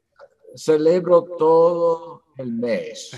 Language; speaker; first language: Spanish; non-native, fluent; English